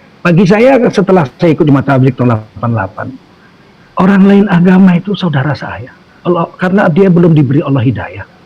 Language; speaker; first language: Indonesian; native; Indonesian